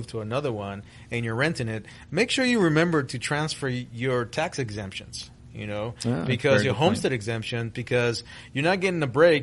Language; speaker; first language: English; early bilingual, other home language; Spanish